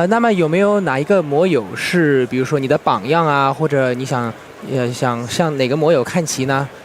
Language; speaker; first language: Chinese; native; Chinese